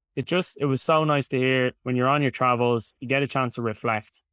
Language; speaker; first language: English; native; English